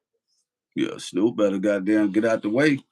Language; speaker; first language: English; native; English